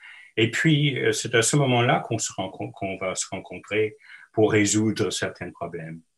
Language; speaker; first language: French; non-native, local second language; English